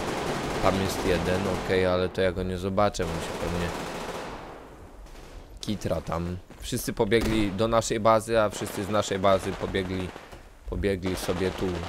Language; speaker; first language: Polish; native; Polish